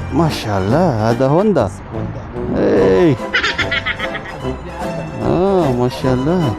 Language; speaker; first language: Arabic; non-native, learner; Filipino